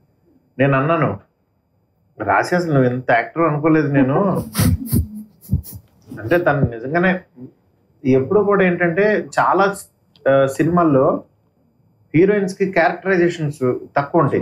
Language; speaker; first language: Telugu; native; Telugu